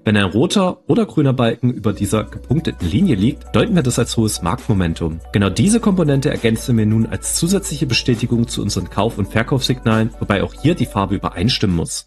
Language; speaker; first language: German; native; German